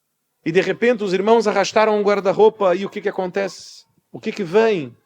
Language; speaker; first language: Portuguese; native; Portuguese